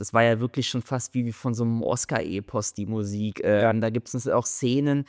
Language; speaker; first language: German; native; German